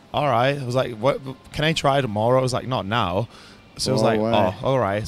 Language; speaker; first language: English; non-native, fluent; Italian